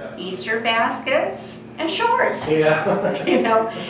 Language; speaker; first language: English; native; English